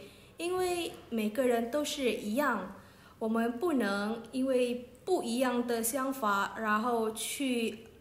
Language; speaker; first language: Chinese; non-native, learner; Malay